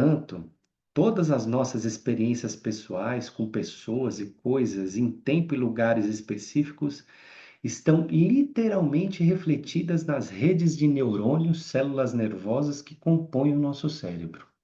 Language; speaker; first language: Portuguese; native; Portuguese